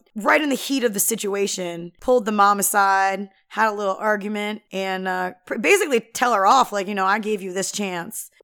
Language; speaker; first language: English; early bilingual, other home language; Filipino